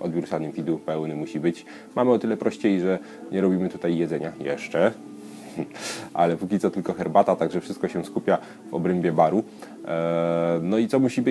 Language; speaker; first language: Polish; native; Polish